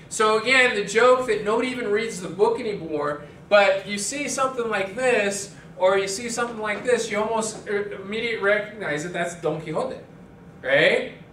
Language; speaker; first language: English; early bilingual, other home language; Spanish